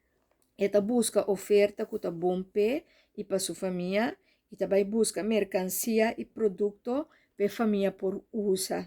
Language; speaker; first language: Portuguese; non-native, learner; Papiamento